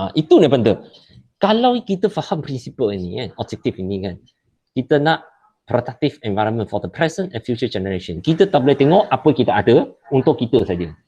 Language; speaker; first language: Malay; non-native, local second language; Chinese